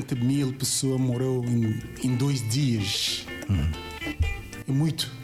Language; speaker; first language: Portuguese; non-native, learner; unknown